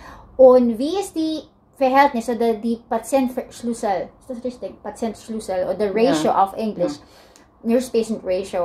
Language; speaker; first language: German; non-native, learner; Filipino